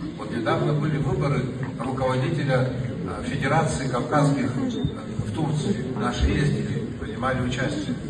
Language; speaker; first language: Russian; non-native, local second language; Abkhazian